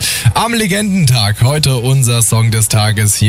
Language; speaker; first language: German; native; German